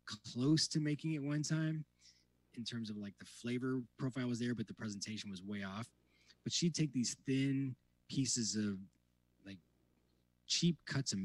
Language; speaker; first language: English; native; English